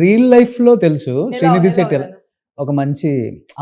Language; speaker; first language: Telugu; native; Telugu